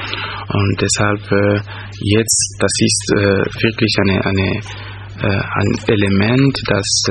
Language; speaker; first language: German; non-native, fluent; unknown